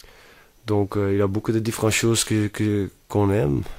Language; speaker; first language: French; non-native, fluent; Dutch